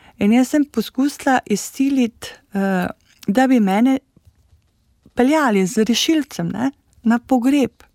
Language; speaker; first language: Slovenian; native; Slovenian